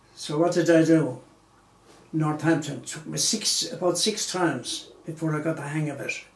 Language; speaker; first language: English; native; English